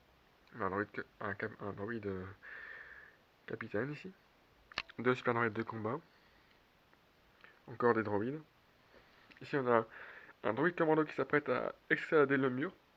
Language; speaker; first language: French; native; French